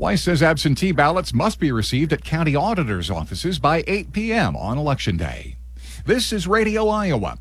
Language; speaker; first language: English; native; English